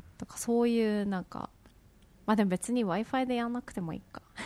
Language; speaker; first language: Japanese; early bilingual, heritage; Japanese